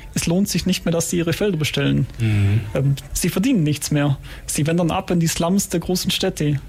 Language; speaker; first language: German; native; German